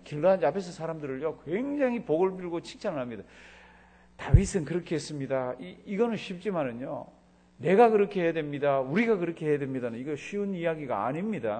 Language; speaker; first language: Korean; native; Korean